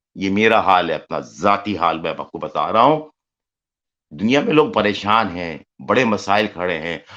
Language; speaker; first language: Urdu; native; Urdu